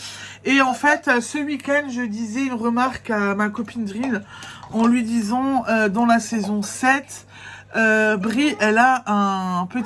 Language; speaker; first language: French; native; French